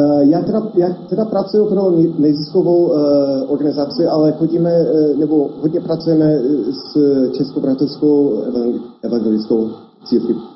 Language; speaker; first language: Czech; non-native, fluent; English